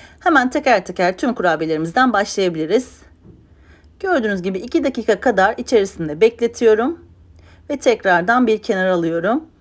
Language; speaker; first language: Turkish; native; Turkish